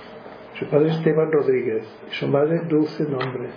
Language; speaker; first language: Spanish; native; Spanish